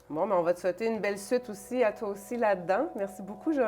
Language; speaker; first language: French; native; French